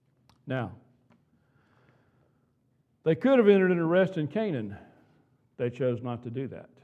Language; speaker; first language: English; native; English